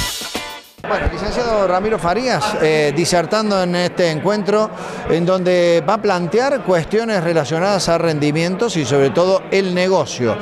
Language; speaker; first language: Spanish; native; Spanish